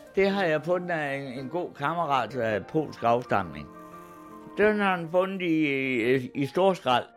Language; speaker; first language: Danish; early bilingual, other home language; German